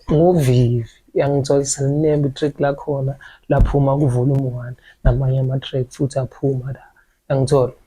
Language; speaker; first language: Zulu; native; Zulu